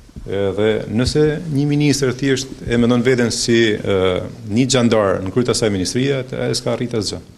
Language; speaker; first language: Albanian; native; Albanian